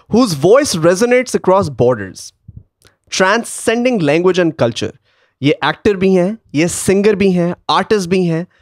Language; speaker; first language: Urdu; native; Urdu